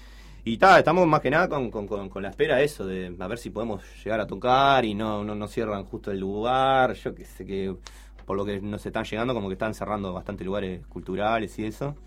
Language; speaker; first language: Spanish; native; Spanish